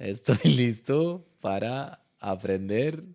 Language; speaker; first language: Spanish; non-native, learner; Hindi